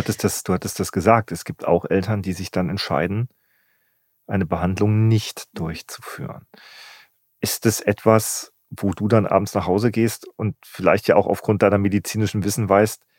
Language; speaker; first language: German; native; German